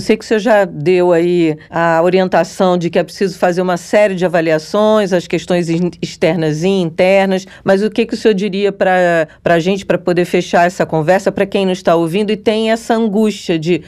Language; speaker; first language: Portuguese; native; Portuguese